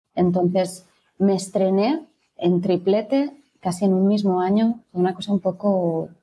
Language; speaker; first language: Spanish; native; Spanish